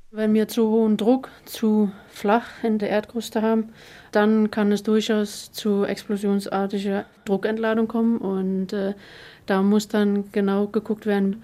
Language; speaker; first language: German; native; German